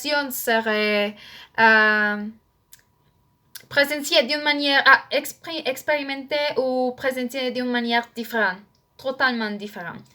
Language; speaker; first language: French; non-native, learner; Spanish